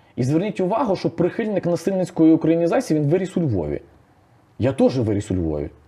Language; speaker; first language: Ukrainian; native; Ukrainian